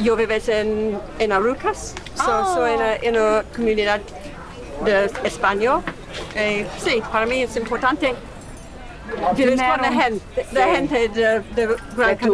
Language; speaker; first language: Spanish; non-native, learner; English